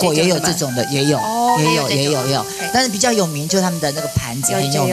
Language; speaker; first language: Chinese; native; Chinese